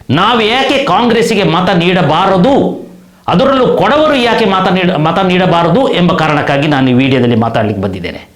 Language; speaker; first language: Kannada; non-native, local second language; Kodava